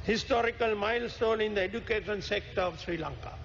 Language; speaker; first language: English; non-native, local second language; Sinhala